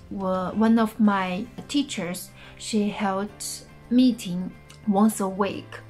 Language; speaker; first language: English; non-native, fluent; Chinese